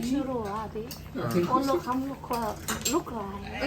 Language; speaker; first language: Hindi; non-native, local second language; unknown